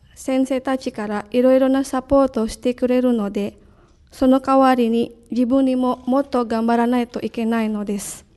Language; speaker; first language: Japanese; non-native, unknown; Indonesian